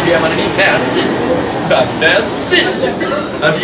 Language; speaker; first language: French; non-native, learner; English